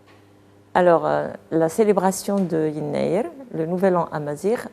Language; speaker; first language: French; non-native, local second language; Arabic